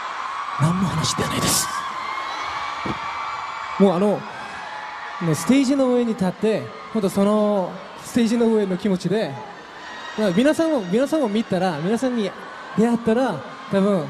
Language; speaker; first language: Japanese; non-native, fluent; Korean